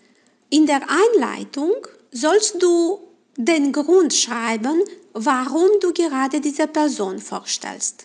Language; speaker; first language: German; non-native, fluent; Romanian